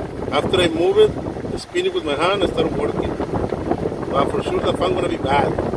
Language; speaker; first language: English; non-native, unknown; Spanish